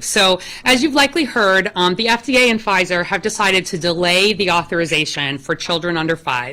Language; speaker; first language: English; native; English